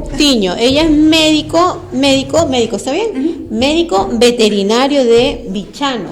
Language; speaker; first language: Spanish; native; Spanish